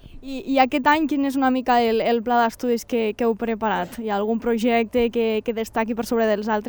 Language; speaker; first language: Catalan; native; Catalan